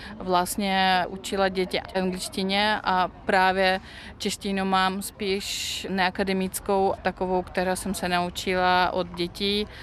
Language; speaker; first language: Czech; non-native, fluent; Russian